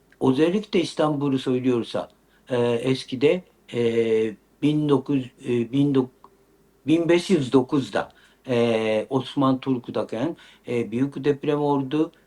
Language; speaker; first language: Turkish; non-native, learner; Japanese